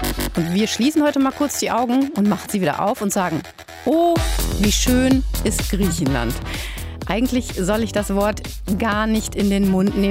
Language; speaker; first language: German; native; German